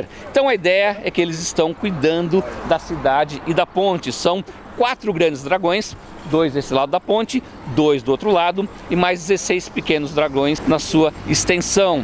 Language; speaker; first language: Portuguese; native; Portuguese